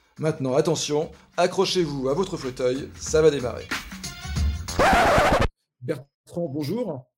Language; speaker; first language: French; native; French